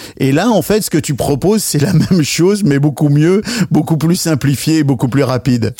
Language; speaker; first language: French; native; French